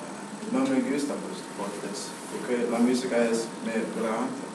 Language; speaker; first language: Spanish; non-native, learner; English